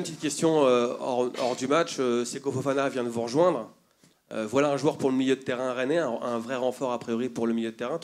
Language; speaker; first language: French; native; French